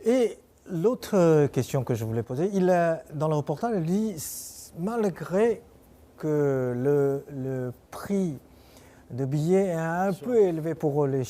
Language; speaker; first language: French; non-native, fluent; Chinese